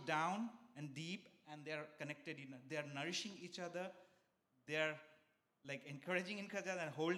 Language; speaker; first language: English; non-native, local second language; Bangla